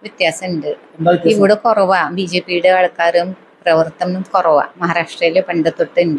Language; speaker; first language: Malayalam; non-native, fluent; Marathi